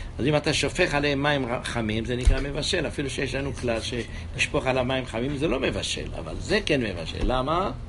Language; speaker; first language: Hebrew; native; Hebrew